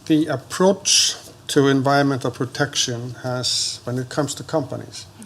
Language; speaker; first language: English; non-native, fluent; Icelandic